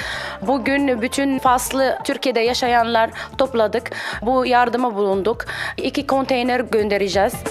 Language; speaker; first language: Turkish; non-native, fluent; Arabic